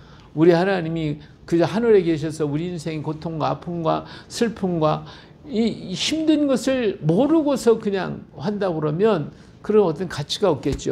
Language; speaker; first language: Korean; native; Korean